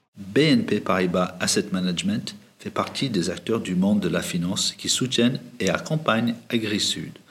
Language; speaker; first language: French; native; French